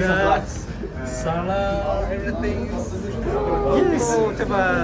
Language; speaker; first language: English; non-native, learner; Chinese